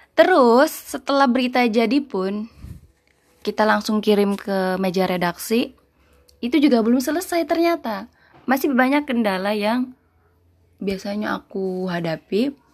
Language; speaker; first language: Indonesian; non-native, local second language; Sundanese